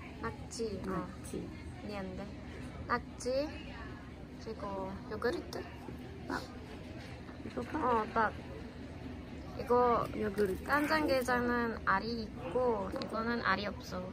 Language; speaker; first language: Korean; non-native, learner; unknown